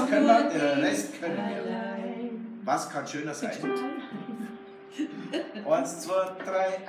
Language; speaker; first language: German; native; German